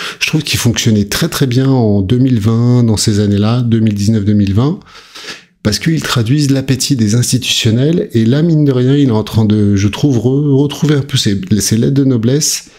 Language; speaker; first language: French; native; French